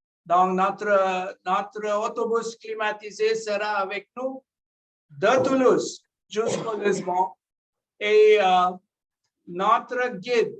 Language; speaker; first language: French; non-native, local second language; English